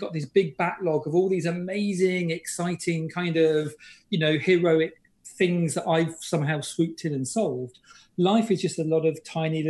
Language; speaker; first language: English; native; English